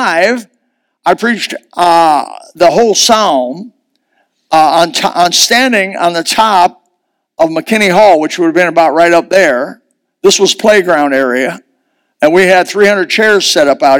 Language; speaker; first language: English; native; English